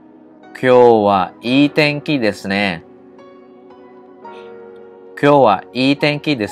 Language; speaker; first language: Japanese; non-native, fluent; Khmer